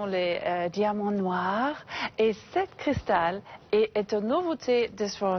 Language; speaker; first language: French; non-native, fluent; English